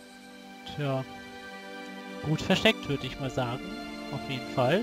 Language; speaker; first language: German; native; German